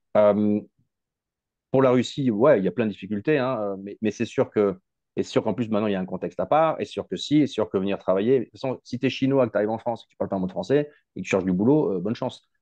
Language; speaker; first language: French; native; French